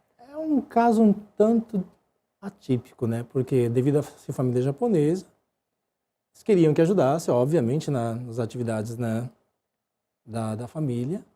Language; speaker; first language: Portuguese; early bilingual, other home language; Japanese